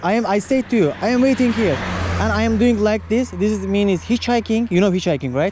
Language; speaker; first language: English; non-native, learner; Turkish